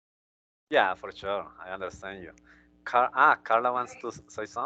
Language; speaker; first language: English; non-native, fluent; Spanish